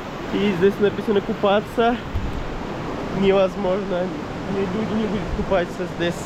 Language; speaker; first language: Russian; non-native, learner; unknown